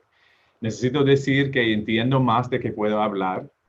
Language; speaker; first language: Spanish; non-native, learner; English